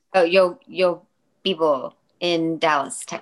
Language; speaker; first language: Spanish; non-native, learner; English